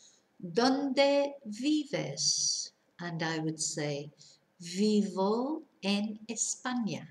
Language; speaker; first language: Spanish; non-native, fluent; English